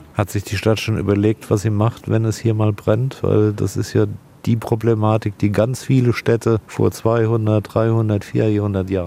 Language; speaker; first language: German; native; German